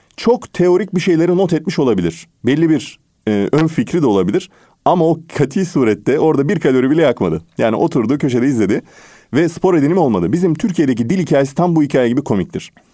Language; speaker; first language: Turkish; native; Turkish